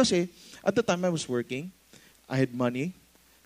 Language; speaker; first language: English; non-native, local second language; Filipino